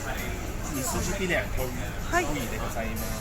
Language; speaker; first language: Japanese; non-native, learner; Cantonese